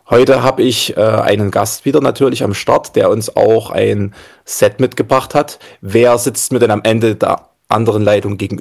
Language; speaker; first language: German; native; German